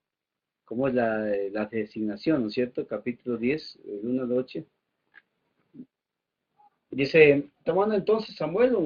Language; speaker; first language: Spanish; native; Spanish